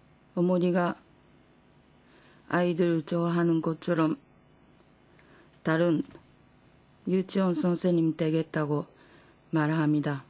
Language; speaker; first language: Korean; non-native, fluent; Japanese